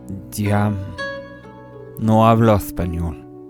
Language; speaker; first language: Spanish; early bilingual, other home language; English